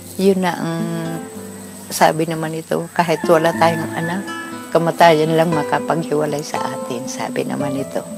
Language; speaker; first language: Filipino; non-native, local second language; Cebuano